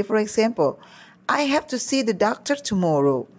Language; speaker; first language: English; non-native, learner; Indonesian